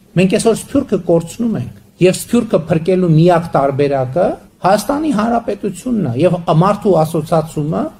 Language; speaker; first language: Armenian; native; Armenian